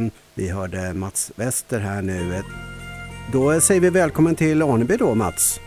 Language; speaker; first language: Swedish; native; Swedish